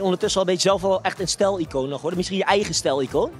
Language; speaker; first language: Dutch; native; Dutch